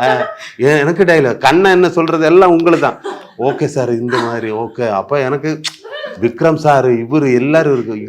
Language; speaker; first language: Tamil; non-native, learner; Malayalam